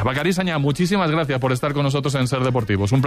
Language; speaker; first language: Spanish; native; Spanish